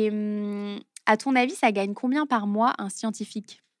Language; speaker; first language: French; native; French